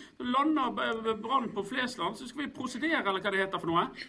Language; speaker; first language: Norwegian; native; Norwegian